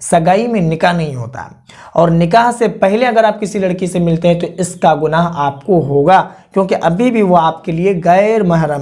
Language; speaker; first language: Hindi; native; Hindi